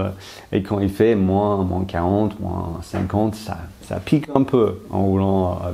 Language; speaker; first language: French; non-native, fluent; English